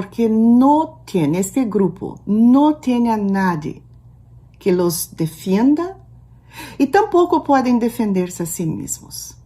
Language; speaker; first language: Spanish; non-native, local second language; Portuguese